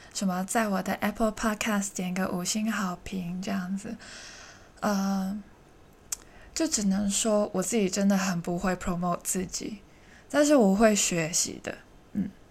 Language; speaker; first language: Chinese; non-native, local second language; Cantonese